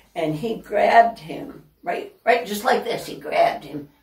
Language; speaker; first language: English; native; English